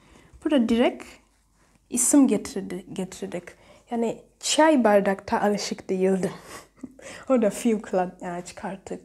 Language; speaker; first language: Turkish; non-native, learner; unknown